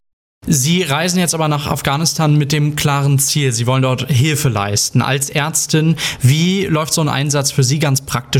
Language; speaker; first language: German; native; German